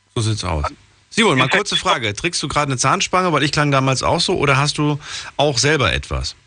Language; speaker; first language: German; native; German